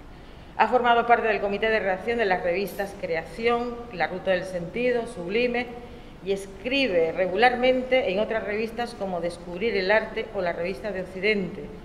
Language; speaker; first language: Spanish; native; Spanish